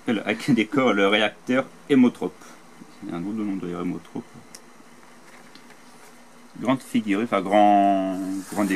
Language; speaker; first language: French; native; French